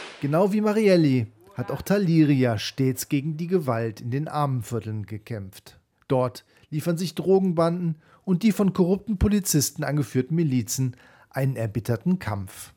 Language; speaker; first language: German; native; German